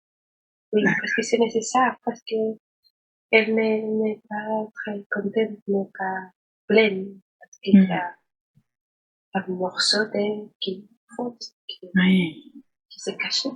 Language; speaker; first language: French; non-native, learner; Spanish